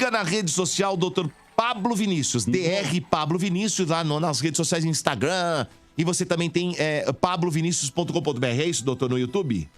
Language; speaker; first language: Portuguese; native; Portuguese